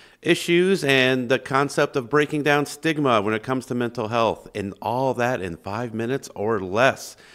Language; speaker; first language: English; native; English